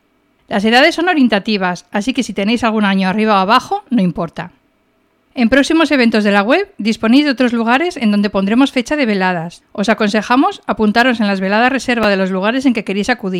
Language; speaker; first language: Spanish; native; Spanish